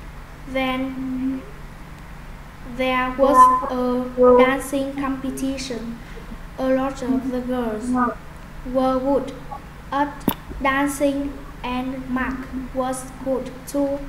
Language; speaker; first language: English; non-native, learner; Vietnamese